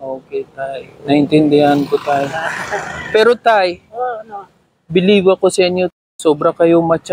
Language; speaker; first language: Filipino; non-native, learner; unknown